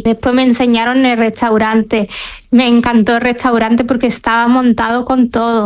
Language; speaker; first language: Spanish; non-native, fluent; Arabic